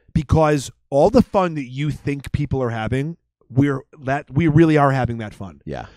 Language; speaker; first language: English; native; English